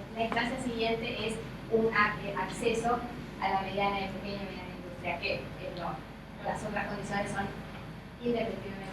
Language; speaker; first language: Spanish; native; Spanish